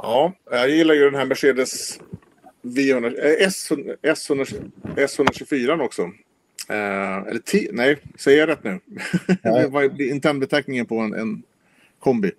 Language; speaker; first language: Swedish; native; Swedish